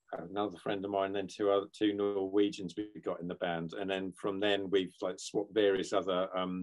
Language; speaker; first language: English; native; English